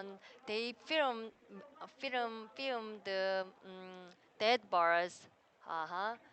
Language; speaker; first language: English; non-native, learner; Korean